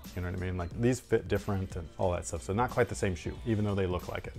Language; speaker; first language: English; native; English